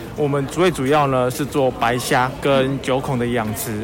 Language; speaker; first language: Chinese; native; Chinese